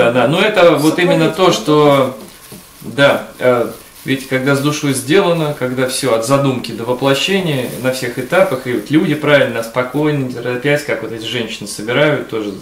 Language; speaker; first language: Russian; native; Russian